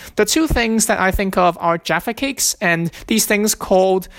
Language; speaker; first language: English; non-native, local second language; Cantonese